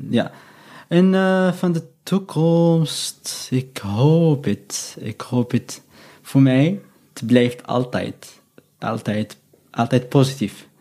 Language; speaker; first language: Dutch; non-native, learner; Arabic